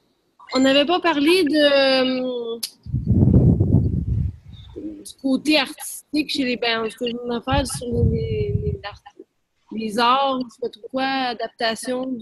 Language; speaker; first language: French; native; French